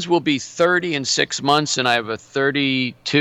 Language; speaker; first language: English; native; English